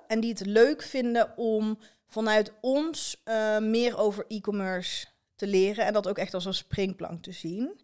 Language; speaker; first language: Dutch; native; Dutch